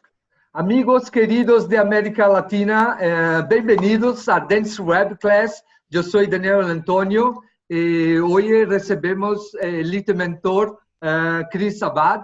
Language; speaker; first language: Spanish; non-native, fluent; Portuguese